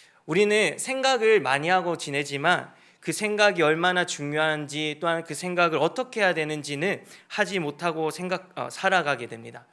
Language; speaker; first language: Korean; native; Korean